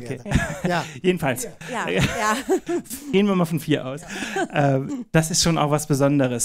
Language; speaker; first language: German; native; German